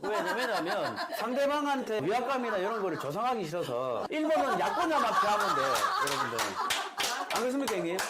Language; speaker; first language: Korean; native; Korean